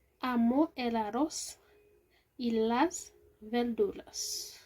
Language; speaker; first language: Spanish; non-native, local second language; Haitian Creole